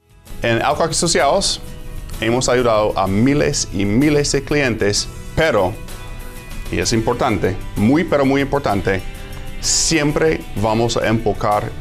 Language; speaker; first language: Spanish; non-native, fluent; English